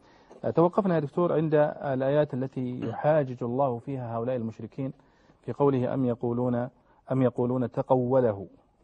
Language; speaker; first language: Arabic; native; Arabic